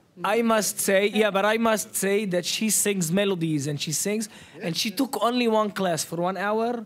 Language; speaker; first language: English; non-native, fluent; Arabic